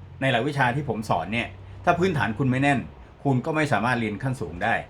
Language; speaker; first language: Thai; native; Thai